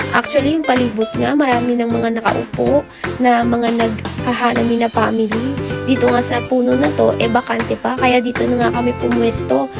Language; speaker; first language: Filipino; native; Filipino